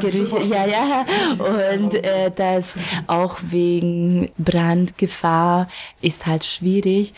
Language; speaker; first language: German; non-native, fluent; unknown